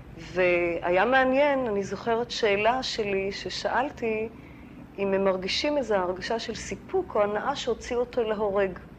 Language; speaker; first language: Hebrew; native; Hebrew